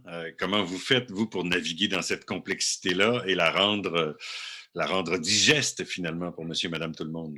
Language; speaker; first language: French; native; French